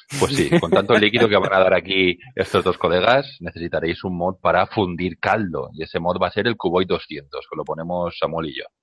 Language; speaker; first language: Spanish; native; Spanish